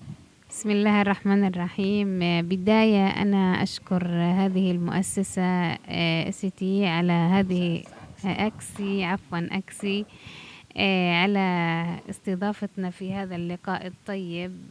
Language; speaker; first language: Arabic; native; Arabic